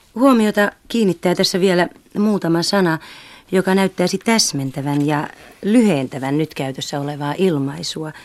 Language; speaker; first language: Finnish; native; Finnish